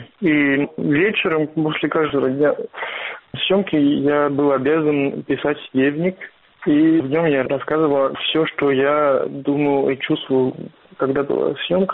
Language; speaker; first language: Russian; non-native, fluent; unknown